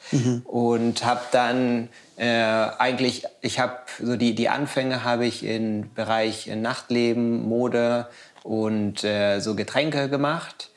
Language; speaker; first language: German; non-native, fluent; Spanish